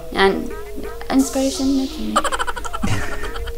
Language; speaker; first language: Turkish; non-native, learner; English